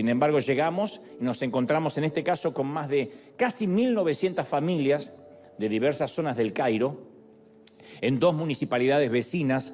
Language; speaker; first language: Spanish; native; Spanish